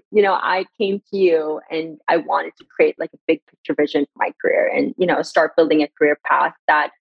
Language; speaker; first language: English; early bilingual, other home language; Persian